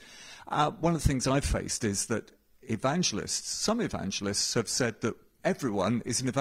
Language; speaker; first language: English; native; English